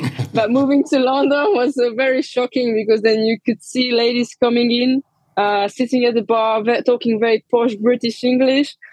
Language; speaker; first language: English; non-native, fluent; Romanian